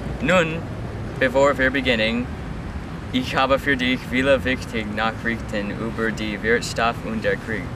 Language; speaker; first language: German; non-native, learner; English